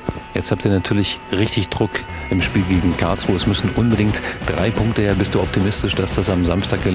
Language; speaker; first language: German; native; German